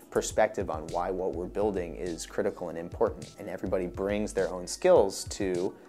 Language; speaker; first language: English; native; English